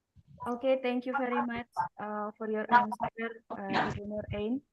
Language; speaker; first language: English; non-native, learner; Indonesian